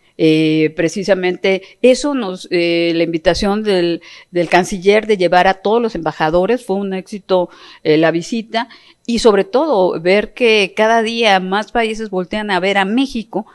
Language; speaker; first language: Spanish; native; Spanish